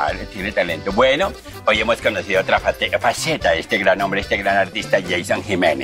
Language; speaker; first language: Spanish; native; Spanish